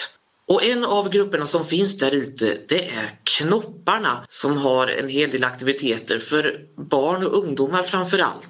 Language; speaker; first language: Swedish; native; Swedish